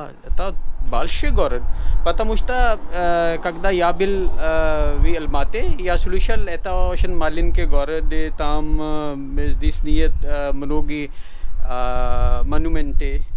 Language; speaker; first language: Russian; non-native, learner; Urdu